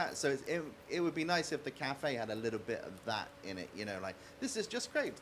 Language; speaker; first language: English; native; English